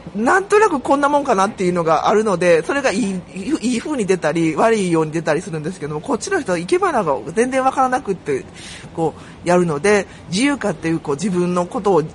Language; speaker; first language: Japanese; native; Japanese